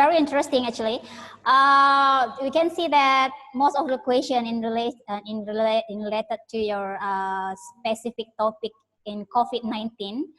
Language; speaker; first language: English; non-native, learner; Indonesian